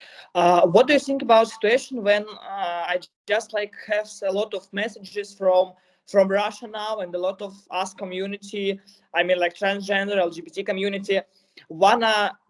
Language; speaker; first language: English; non-native, learner; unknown